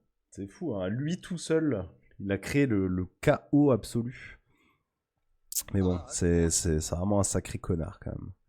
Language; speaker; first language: French; native; French